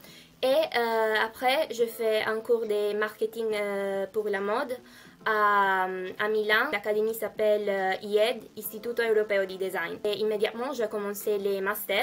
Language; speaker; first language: French; non-native, fluent; Italian